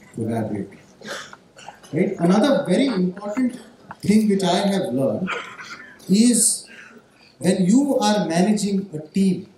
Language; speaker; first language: English; non-native, local second language; Marathi